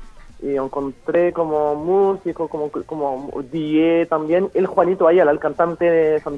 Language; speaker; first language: Spanish; non-native, fluent; French